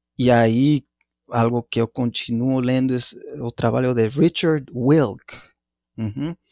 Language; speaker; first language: Portuguese; non-native, fluent; Spanish